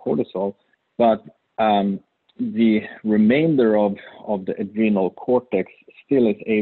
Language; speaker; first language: English; non-native, fluent; Swedish